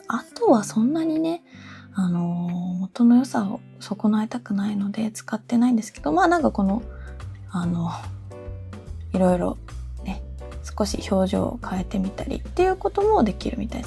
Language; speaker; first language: Japanese; native; Japanese